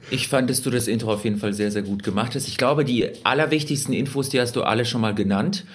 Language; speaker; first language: German; early bilingual, other home language; Russian